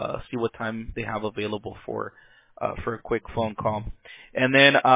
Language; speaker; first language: English; early bilingual, other home language; Spanish